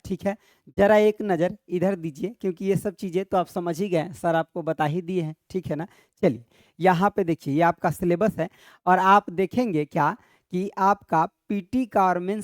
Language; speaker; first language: Hindi; native; Hindi